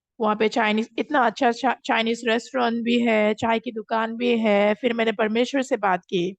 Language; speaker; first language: Hindi; non-native, fluent; Korean